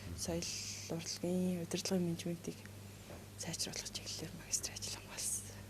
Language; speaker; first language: Mongolian; native; Mongolian